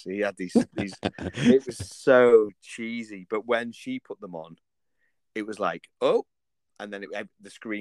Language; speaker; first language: English; native; English